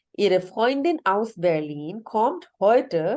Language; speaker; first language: German; non-native, fluent; Urdu